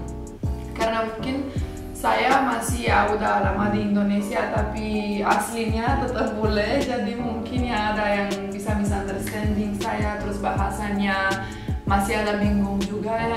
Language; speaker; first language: Indonesian; non-native, fluent; Romanian